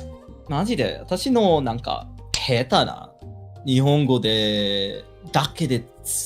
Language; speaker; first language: Japanese; non-native, learner; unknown